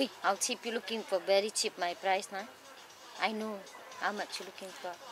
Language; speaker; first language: English; non-native, learner; Thai